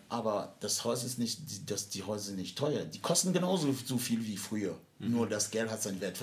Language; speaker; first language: German; non-native, fluent; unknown